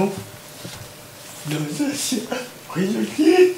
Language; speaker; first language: French; non-native, fluent; Vietnamese